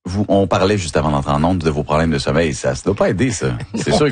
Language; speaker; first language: French; native; French